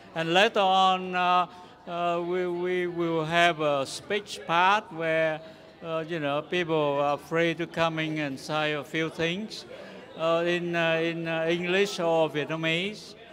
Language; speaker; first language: English; non-native, fluent; Vietnamese